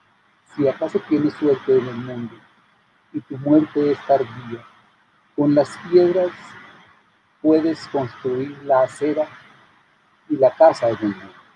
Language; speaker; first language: Spanish; native; Spanish